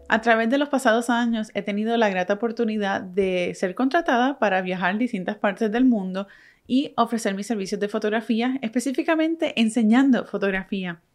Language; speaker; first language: Spanish; native; Spanish